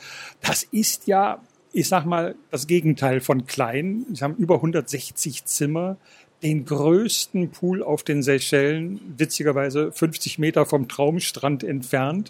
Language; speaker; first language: German; native; German